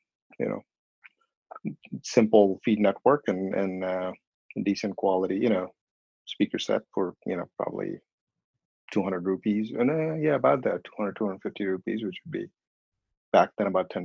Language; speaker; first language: English; non-native, local second language; Hindi